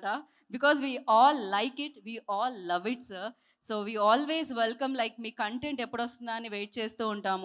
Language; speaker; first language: Telugu; native; Telugu